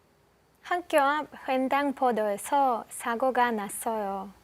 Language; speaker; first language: Korean; non-native, learner; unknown